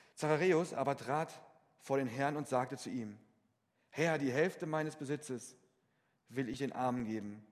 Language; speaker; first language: German; native; German